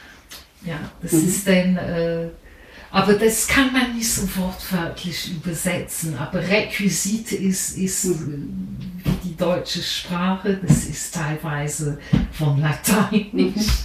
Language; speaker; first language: German; non-native, fluent; English